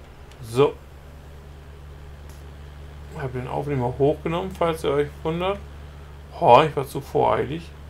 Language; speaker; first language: German; native; German